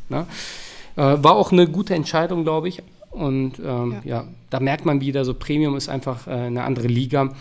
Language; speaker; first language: German; early bilingual, other home language; Turkish